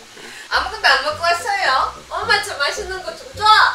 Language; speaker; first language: Korean; non-native, fluent; Russian